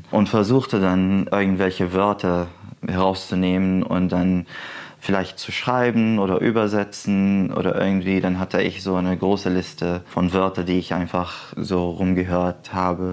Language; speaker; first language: German; non-native, fluent; Arabic